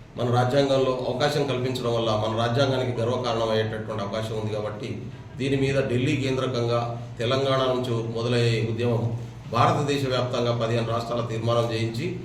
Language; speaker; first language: Telugu; non-native, local second language; Lambadi